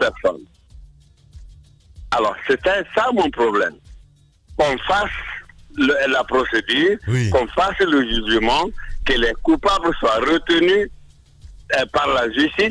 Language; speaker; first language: French; non-native, local second language; Mandingo